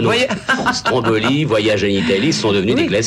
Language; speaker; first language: French; native; French